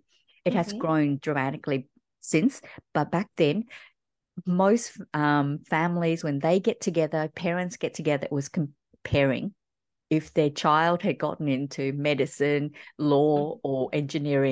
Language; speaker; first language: English; early bilingual, other home language; Vietnamese